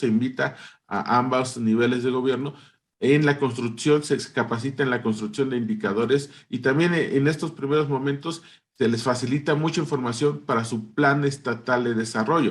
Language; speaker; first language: Spanish; native; Spanish